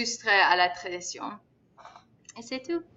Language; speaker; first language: French; non-native, learner; English